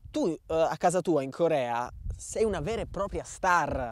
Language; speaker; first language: Italian; native; Italian